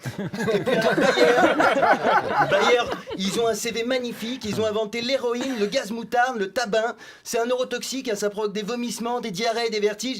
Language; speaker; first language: French; native; French